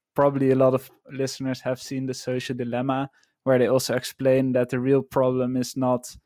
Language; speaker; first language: English; non-native, fluent; Dutch